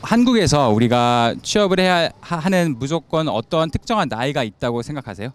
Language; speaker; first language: Korean; native; Korean